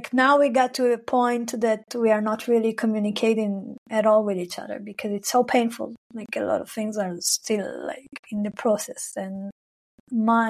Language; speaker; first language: English; non-native, fluent; Hebrew